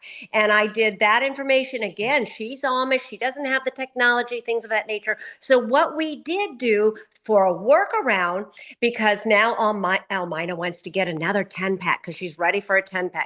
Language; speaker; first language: English; native; English